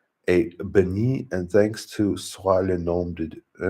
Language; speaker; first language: French; non-native, learner; English